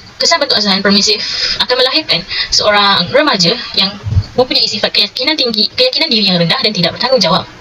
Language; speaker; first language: Malay; native; Malay